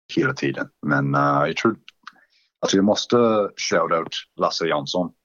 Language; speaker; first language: Swedish; non-native, fluent; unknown